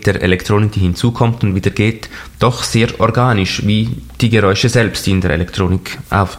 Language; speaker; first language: German; native; German